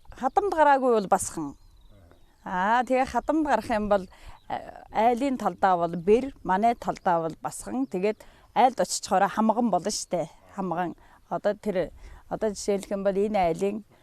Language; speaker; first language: Mongolian; non-native, local second language; Buriat